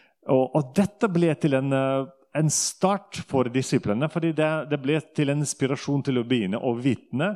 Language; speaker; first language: Norwegian; non-native, fluent; Russian